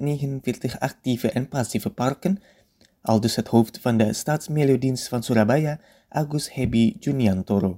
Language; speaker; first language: Dutch; non-native, fluent; Indonesian